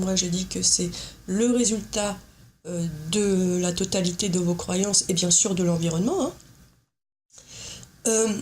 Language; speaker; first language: French; native; French